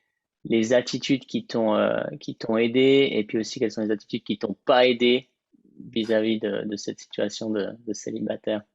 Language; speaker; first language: French; native; French